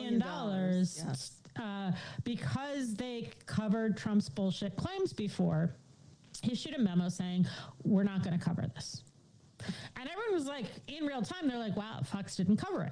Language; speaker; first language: English; native; English